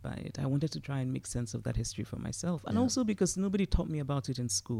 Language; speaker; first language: English; non-native, local second language; Igbo